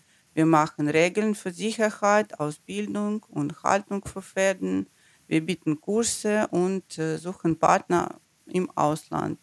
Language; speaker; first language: German; non-native, learner; Ukrainian